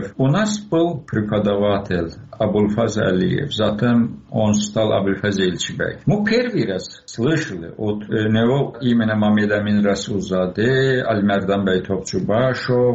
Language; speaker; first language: Russian; non-native, local second language; Azerbaijani